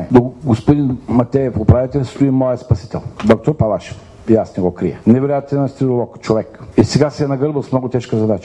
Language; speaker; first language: Bulgarian; native; Bulgarian